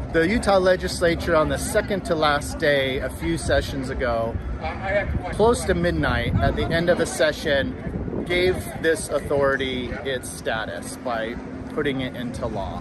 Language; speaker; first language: English; native; English